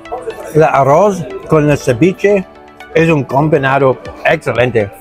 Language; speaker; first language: Spanish; non-native, learner; English